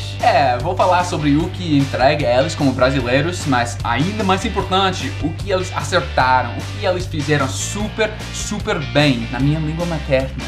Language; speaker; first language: Portuguese; non-native, fluent; English